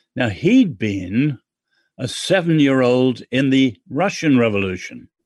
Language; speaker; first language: English; native; English